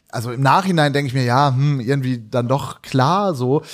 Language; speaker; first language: German; native; German